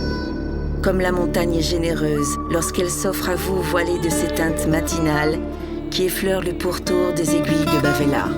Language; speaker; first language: French; native; French